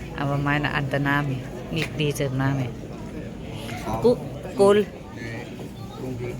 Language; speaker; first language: German; non-native, learner; Thai